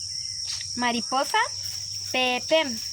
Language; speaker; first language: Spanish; non-native, local second language; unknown